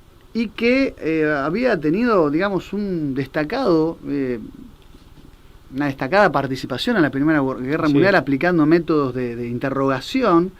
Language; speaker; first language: Spanish; native; Spanish